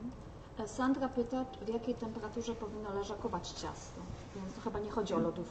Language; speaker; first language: Polish; native; Polish